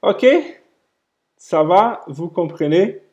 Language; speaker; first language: French; non-native, fluent; Portuguese